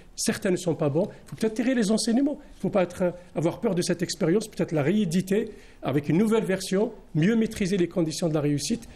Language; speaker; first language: French; non-native, local second language; Arabic